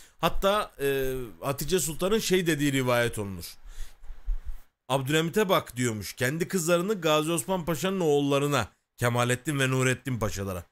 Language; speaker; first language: Turkish; native; Turkish